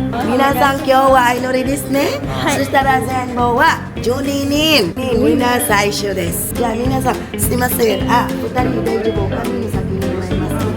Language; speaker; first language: Japanese; non-native, learner; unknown